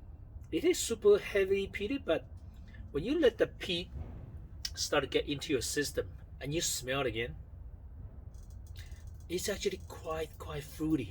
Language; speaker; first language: English; non-native, fluent; Chinese